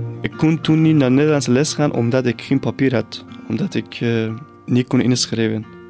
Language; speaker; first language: Dutch; non-native, fluent; Persian